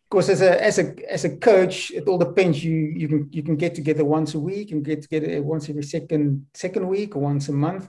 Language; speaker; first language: English; non-native, local second language; Afrikaans